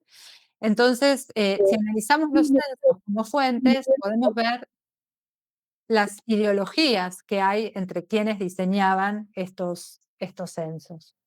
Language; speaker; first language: Spanish; native; Spanish